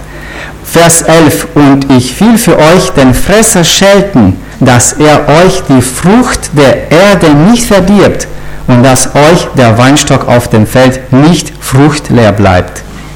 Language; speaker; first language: German; non-native, fluent; Romanian